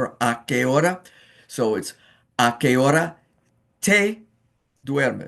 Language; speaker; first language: Spanish; non-native, fluent; English